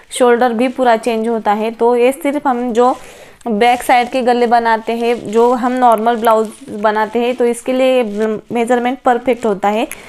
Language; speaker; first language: Hindi; non-native, local second language; Marathi